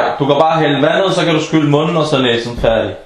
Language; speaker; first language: Danish; non-native, fluent; Arabic